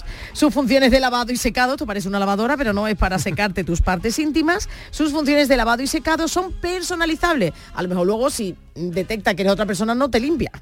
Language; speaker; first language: Spanish; native; Spanish